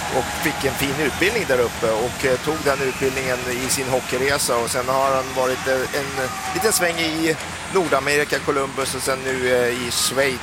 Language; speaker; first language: Swedish; native; Swedish